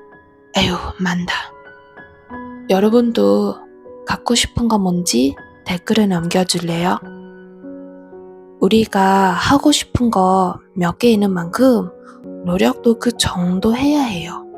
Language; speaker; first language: Korean; non-native, fluent; Vietnamese